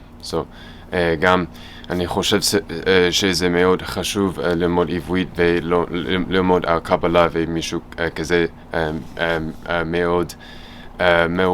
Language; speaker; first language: Hebrew; non-native, learner; English